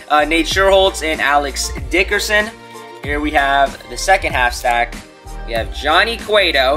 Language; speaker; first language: English; native; English